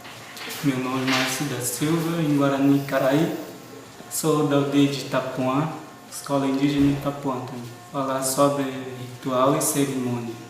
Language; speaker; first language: Portuguese; non-native, local second language; Guarani